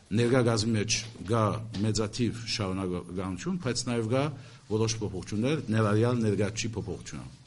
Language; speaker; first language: Armenian; early bilingual, heritage; Armenian